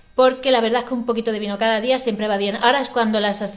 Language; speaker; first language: Spanish; non-native, local second language; Catalan